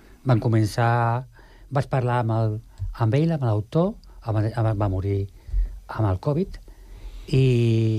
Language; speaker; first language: Catalan; non-native, local second language; Spanish